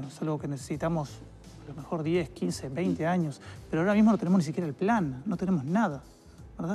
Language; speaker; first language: Spanish; native; Spanish